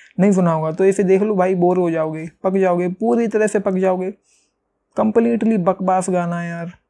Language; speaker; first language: Hindi; native; Hindi